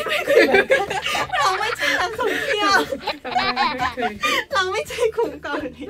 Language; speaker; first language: Thai; non-native, learner; Korean